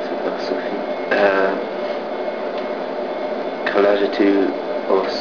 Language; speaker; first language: French; non-native, learner; English